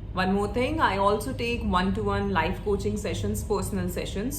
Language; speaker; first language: English; non-native, local second language; Hindi